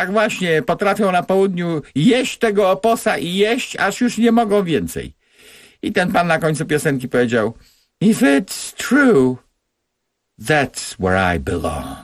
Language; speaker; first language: Polish; native; Polish